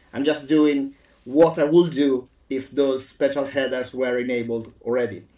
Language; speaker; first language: English; non-native, fluent; Italian